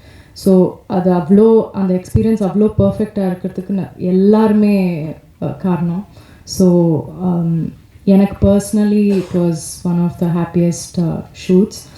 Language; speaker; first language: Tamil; non-native, local second language; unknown